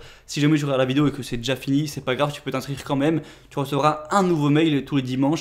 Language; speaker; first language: French; native; French